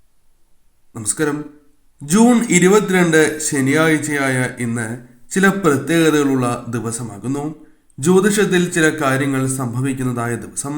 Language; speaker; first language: Malayalam; native; Malayalam